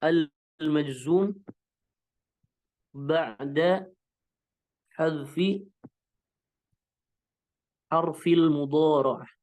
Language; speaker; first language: Arabic; non-native, fluent; Indonesian